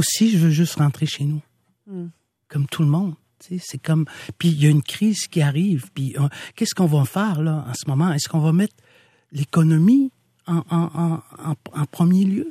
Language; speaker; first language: French; non-native, local second language; Innu-aimun